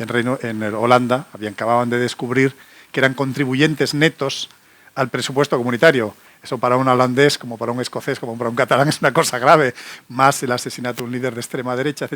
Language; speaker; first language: Spanish; native; Spanish